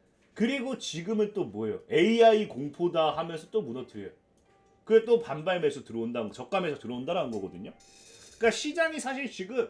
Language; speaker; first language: Korean; native; Korean